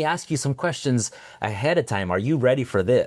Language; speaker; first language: English; native; English